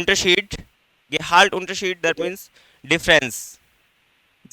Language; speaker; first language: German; non-native, fluent; Hindi